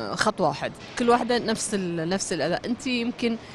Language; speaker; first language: Arabic; native; Arabic